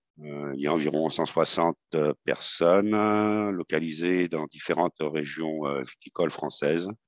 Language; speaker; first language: French; native; French